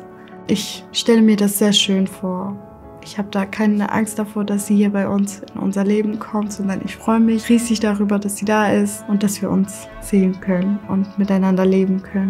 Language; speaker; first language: German; early bilingual, other home language; Kurdish